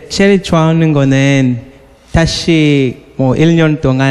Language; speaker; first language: Korean; non-native, learner; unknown